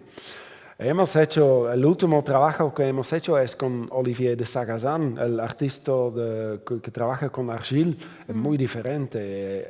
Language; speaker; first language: Spanish; non-native, fluent; Dutch